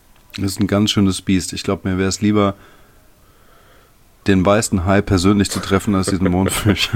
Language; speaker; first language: German; native; German